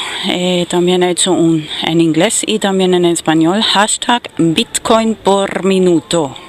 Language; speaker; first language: Spanish; non-native, fluent; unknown